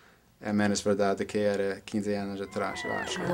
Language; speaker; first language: Portuguese; non-native, fluent; English